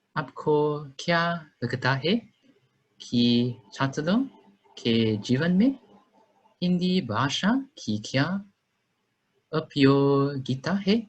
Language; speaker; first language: Hindi; non-native, learner; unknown